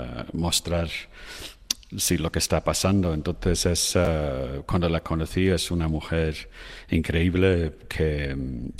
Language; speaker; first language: Spanish; non-native, fluent; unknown